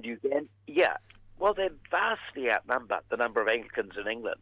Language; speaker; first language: English; native; English